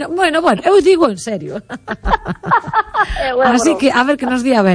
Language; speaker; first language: Galician; native; Galician